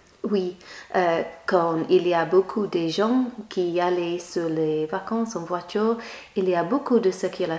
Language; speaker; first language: French; non-native, learner; English